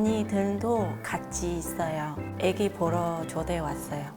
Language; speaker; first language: Korean; non-native, learner; Vietnamese